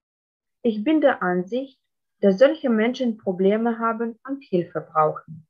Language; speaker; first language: German; non-native, fluent; Russian